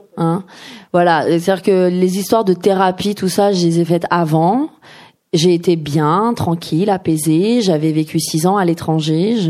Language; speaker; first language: French; early bilingual, other home language; Persian